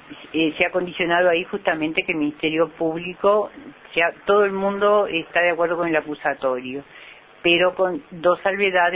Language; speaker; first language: Spanish; native; Spanish